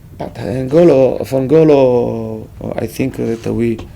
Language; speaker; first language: English; non-native, fluent; Italian